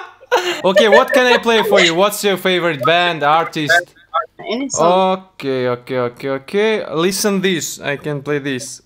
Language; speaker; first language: English; non-native, learner; Russian